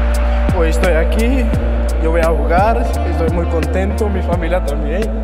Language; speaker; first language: Spanish; non-native, learner; Portuguese